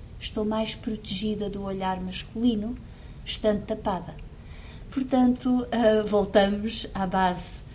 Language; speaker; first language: Portuguese; early bilingual, heritage; Portuguese